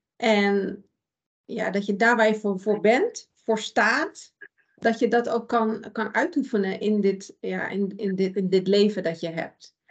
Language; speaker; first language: Dutch; early bilingual, other home language; Persian